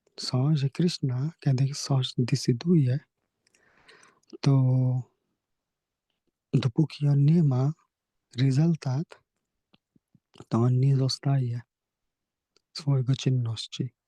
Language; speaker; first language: Polish; non-native, learner; Hindi